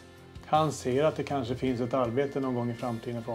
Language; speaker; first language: Swedish; native; Swedish